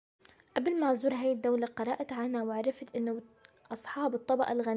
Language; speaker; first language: Arabic; native; Arabic